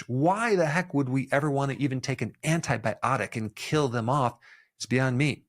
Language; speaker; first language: English; native; English